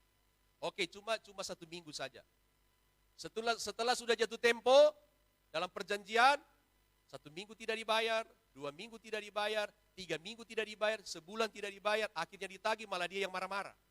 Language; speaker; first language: Indonesian; native; Indonesian